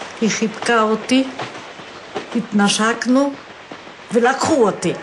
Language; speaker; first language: Hebrew; non-native, fluent; Polish